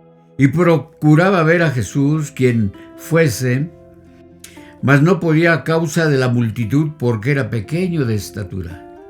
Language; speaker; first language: Spanish; native; Spanish